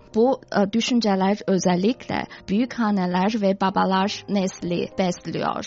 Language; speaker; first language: Turkish; non-native, fluent; Chinese